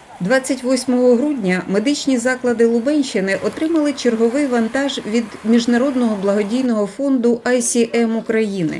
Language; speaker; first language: Ukrainian; native; Ukrainian